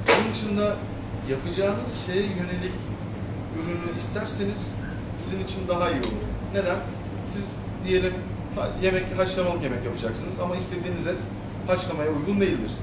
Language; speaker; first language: Turkish; native; Turkish